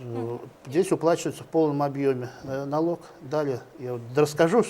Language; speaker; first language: Russian; native; Russian